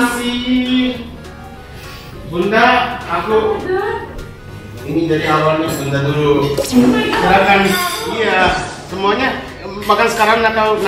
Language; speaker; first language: Indonesian; non-native, fluent; Japanese